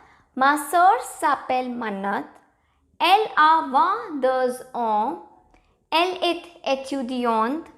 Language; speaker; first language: French; non-native, fluent; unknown